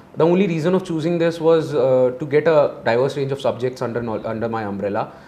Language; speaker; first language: English; non-native, local second language; Hindi